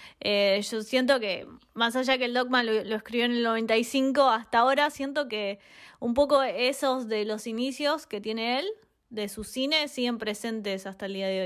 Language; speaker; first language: Spanish; native; Spanish